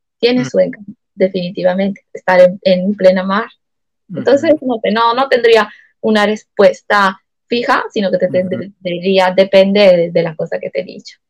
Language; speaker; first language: Spanish; non-native, fluent; Italian